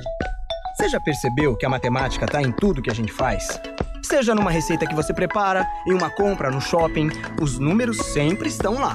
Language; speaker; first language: Portuguese; native; Portuguese